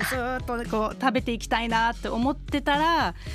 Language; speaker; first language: Japanese; non-native, fluent; German